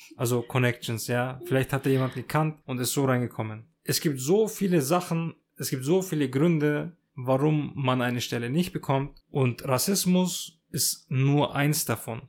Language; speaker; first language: German; early bilingual, other home language; Turkish